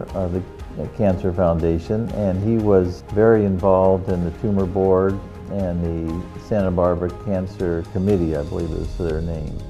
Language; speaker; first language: English; native; English